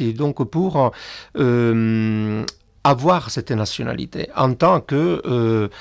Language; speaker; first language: French; non-native, fluent; Italian